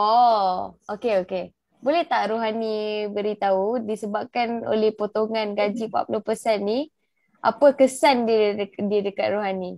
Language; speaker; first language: Malay; native; Malay